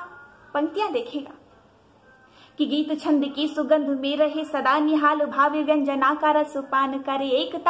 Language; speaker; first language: Hindi; native; Hindi